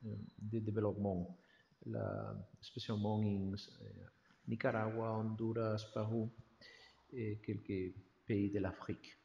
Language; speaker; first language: French; non-native, learner; Spanish